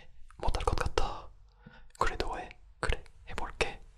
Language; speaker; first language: Korean; non-native, fluent; French